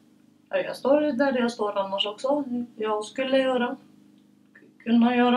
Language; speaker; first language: Swedish; early bilingual, other home language; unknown